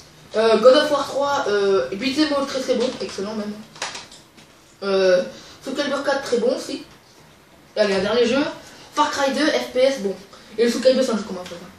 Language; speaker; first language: French; native; French